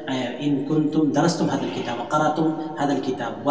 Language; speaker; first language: Arabic; non-native, fluent; Urdu